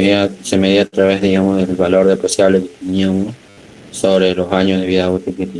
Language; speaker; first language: Spanish; native; Spanish